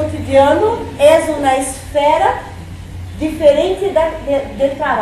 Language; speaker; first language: Spanish; non-native, fluent; Portuguese